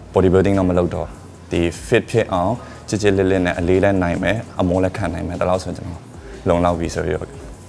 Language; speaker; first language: Burmese; non-native, local second language; Shan